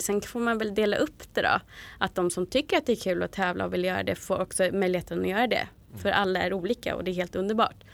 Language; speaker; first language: Swedish; native; Swedish